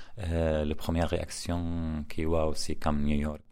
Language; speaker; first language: French; non-native, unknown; Arabic